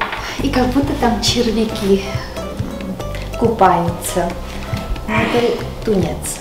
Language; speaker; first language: Russian; non-native, fluent; Armenian